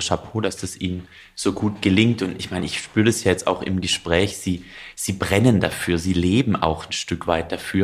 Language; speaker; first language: German; native; German